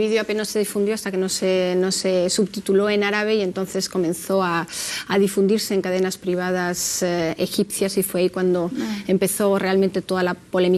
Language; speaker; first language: Spanish; native; Spanish